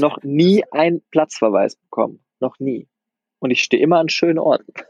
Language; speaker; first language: German; native; German